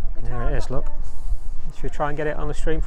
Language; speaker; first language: English; native; English